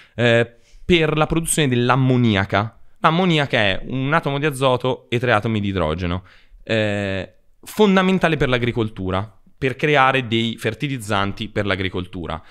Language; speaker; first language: Italian; native; Italian